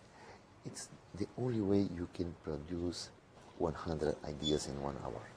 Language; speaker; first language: English; non-native, fluent; Spanish